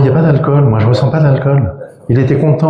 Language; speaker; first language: French; native; French